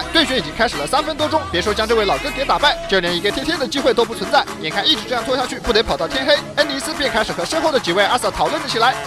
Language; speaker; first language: Chinese; native; Chinese